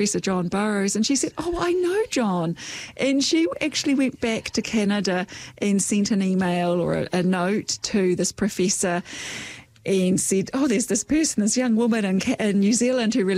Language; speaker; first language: English; native; English